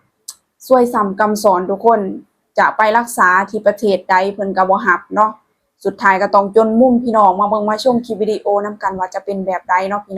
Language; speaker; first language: Thai; non-native, local second language; Lao